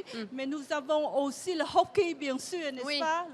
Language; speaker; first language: French; non-native, fluent; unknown